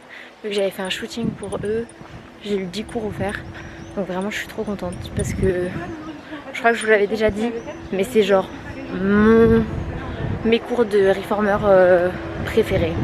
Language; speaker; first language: French; native; French